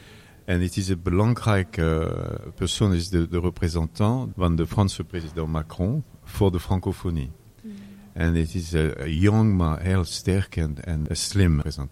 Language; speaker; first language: Dutch; non-native, learner; French